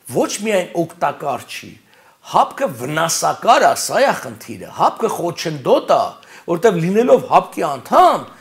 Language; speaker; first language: Armenian; native; Armenian